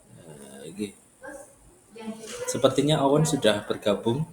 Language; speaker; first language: Indonesian; native; Indonesian